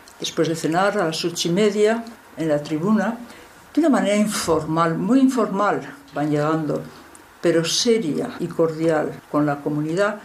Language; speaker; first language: Spanish; native; Spanish